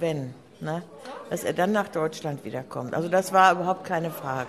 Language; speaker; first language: German; native; German